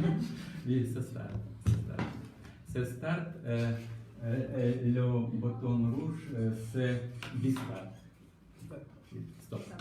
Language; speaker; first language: French; non-native, learner; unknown